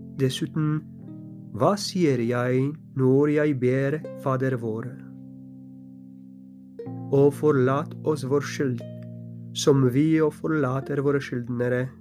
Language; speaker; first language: Norwegian; non-native, fluent; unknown